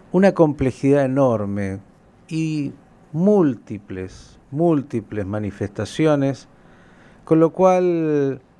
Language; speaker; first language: Spanish; native; Spanish